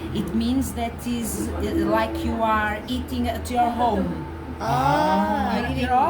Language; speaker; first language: English; non-native, learner; Portuguese